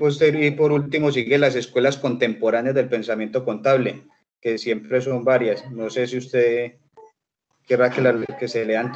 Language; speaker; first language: Spanish; native; Spanish